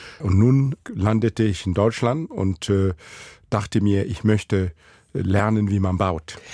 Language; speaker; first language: German; non-native, fluent; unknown